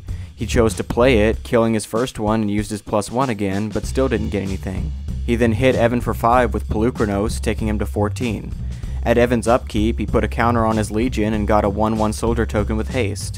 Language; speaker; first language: English; native; English